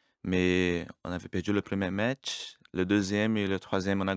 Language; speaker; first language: French; non-native, learner; Portuguese